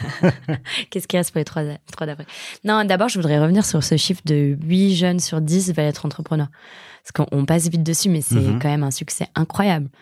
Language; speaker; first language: French; native; French